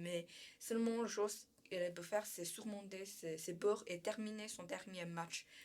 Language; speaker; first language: French; non-native, learner; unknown